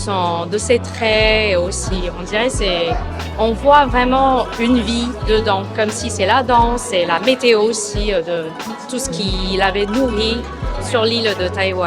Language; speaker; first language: French; non-native, fluent; Chinese